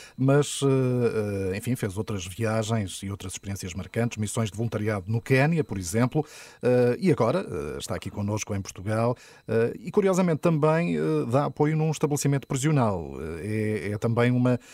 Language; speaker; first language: Portuguese; native; Portuguese